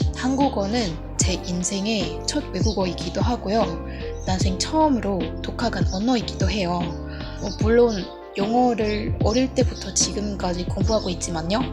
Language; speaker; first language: Korean; non-native, fluent; Burmese